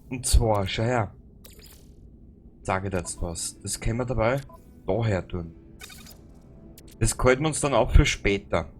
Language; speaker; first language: German; native; German